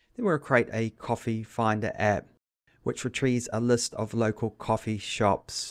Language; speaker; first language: English; native; English